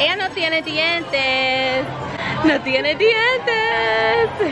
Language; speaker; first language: Spanish; non-native, fluent; English